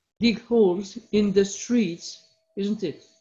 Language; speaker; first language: English; non-native, fluent; French